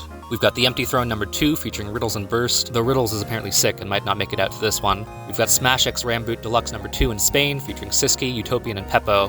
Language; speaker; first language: English; native; English